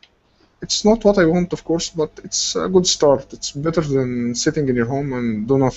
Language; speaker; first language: English; non-native, fluent; Arabic